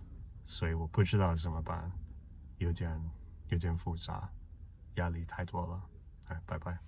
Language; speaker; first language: Chinese; non-native, fluent; English